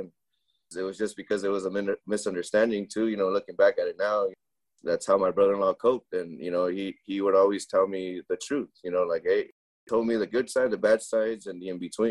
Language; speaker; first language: English; early bilingual, other home language; Spanish